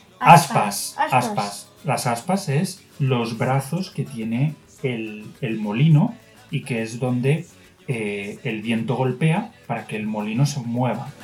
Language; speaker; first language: Spanish; native; Spanish